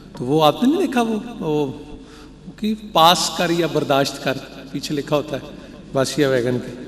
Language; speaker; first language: Urdu; non-native, local second language; Punjabi